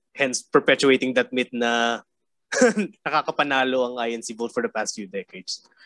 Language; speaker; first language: English; non-native, local second language; Filipino